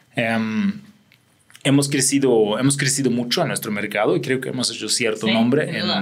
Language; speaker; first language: Spanish; non-native, fluent; Swedish